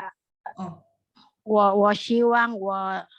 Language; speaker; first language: Chinese; non-native, learner; Indonesian